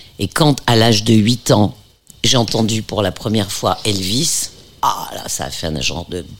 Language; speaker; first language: French; early bilingual, heritage; French